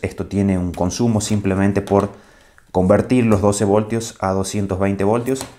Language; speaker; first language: Spanish; native; Spanish